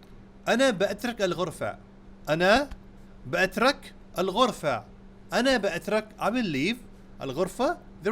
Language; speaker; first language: Arabic; non-native, fluent; Urdu